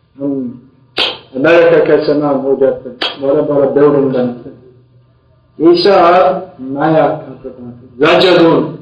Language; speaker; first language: Hindi; non-native, fluent; English